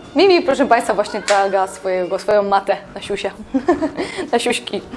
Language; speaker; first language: Polish; native; Polish